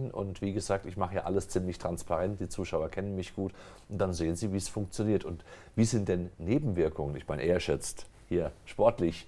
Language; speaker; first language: German; native; German